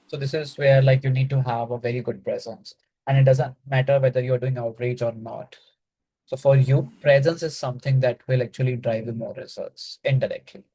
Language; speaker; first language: English; non-native, local second language; Hindi